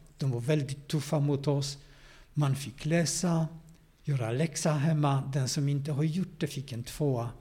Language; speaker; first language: Swedish; non-native, fluent; Polish